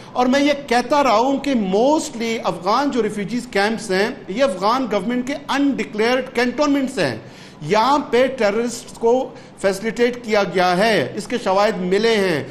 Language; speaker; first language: Urdu; non-native, local second language; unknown